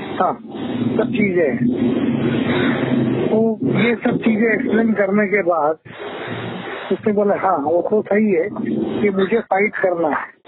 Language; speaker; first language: Hindi; non-native, local second language; Gujarati